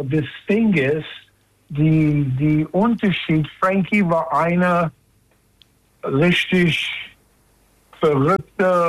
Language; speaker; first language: German; non-native, learner; English